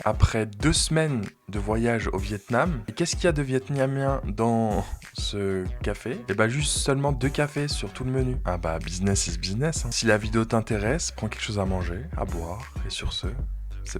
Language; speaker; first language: French; native; French